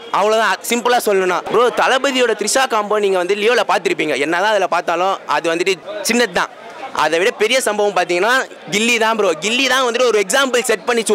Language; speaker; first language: Tamil; native; Tamil